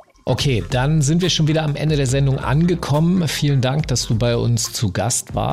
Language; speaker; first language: German; native; German